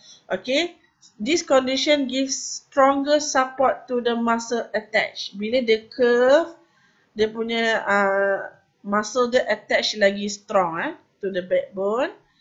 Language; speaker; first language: English; non-native, local second language; Malay